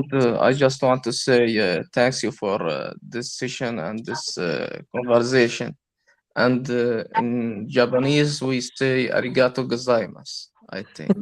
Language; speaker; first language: English; non-native, learner; Arabic